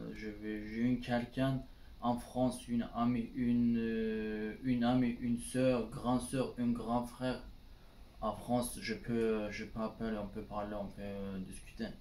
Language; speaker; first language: French; non-native, learner; Turkish